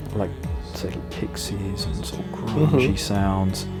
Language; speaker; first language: English; native; English